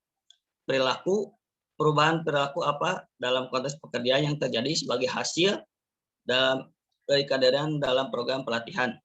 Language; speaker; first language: Indonesian; native; Indonesian